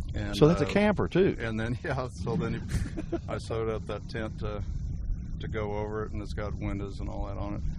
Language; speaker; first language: English; native; English